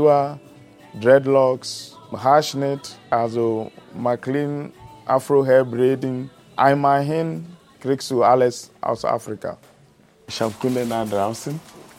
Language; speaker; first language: German; non-native, fluent; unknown